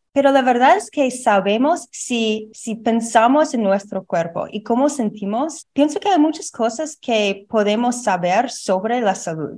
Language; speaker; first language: Spanish; non-native, learner; English